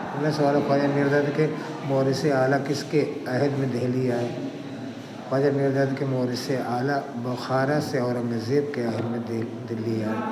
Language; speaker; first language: Urdu; native; Urdu